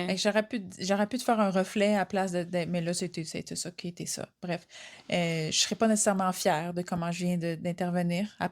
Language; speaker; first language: French; native; French